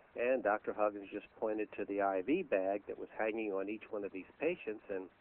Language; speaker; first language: English; native; English